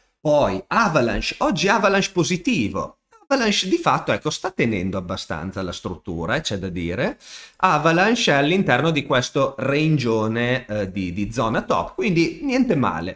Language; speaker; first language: Italian; native; Italian